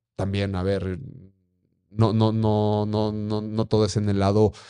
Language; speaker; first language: Spanish; native; Spanish